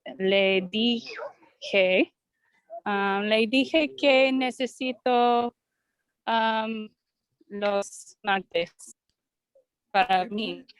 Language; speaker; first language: Spanish; non-native, learner; English